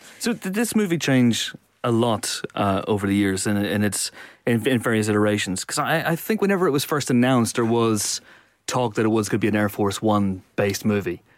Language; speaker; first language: English; native; English